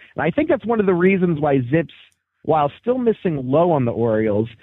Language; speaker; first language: English; native; English